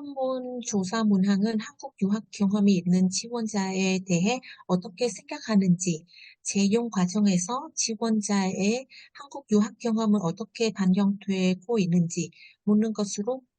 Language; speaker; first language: Korean; non-native, fluent; Vietnamese